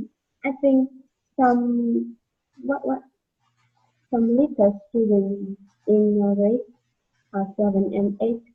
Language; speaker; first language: English; non-native, learner; Vietnamese